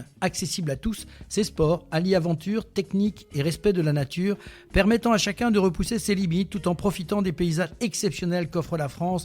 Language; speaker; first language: French; native; French